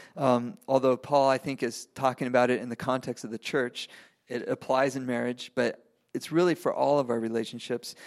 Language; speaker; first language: English; non-native, fluent; Spanish